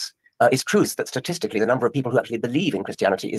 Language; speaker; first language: English; native; English